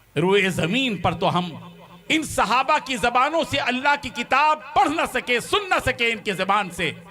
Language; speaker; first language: Urdu; native; Urdu